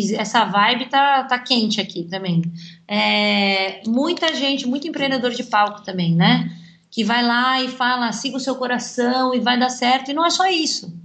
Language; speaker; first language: Portuguese; native; Portuguese